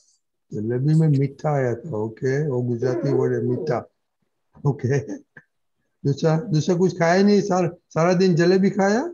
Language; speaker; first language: Hindi; non-native, local second language; Gujarati